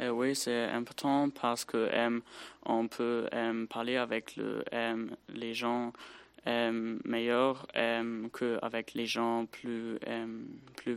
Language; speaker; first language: French; non-native, learner; German